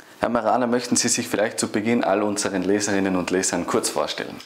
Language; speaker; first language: German; native; German